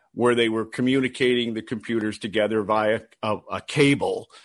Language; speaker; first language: English; native; English